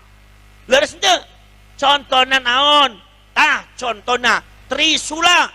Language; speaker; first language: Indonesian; non-native, local second language; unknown